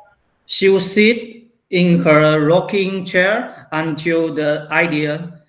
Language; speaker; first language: English; non-native, learner; Chinese